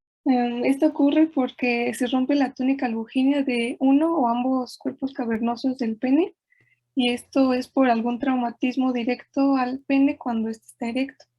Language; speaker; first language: Spanish; native; Spanish